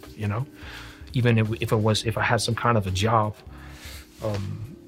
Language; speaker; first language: English; non-native, fluent; Danish